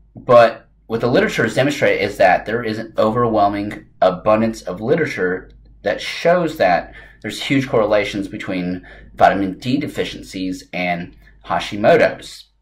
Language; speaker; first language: English; native; English